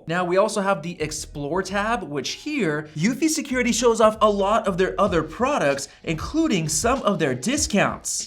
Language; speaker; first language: English; native; English